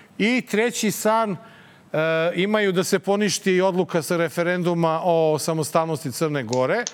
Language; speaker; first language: Serbian; native; Serbian